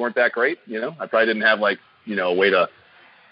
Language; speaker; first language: English; native; English